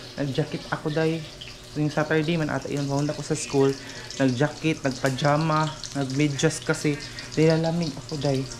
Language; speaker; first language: Filipino; non-native, local second language; Cebuano